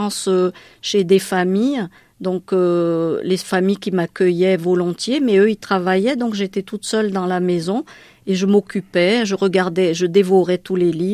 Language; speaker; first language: French; non-native, local second language; Malagasy